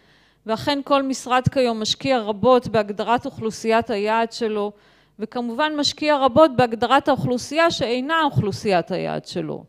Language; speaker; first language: Hebrew; native; Hebrew